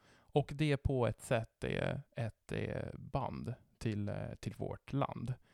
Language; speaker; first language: Swedish; non-native, fluent; Italian